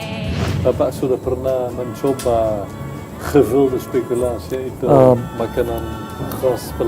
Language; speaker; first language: Indonesian; non-native, fluent; Dutch